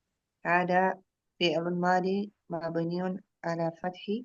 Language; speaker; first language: Arabic; non-native, learner; Indonesian